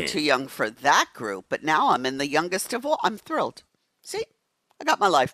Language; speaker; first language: English; native; English